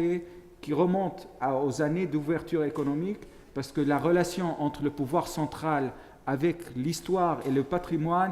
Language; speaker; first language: French; non-native, fluent; Arabic